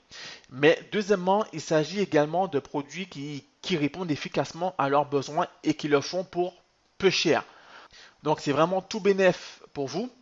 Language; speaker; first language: French; native; French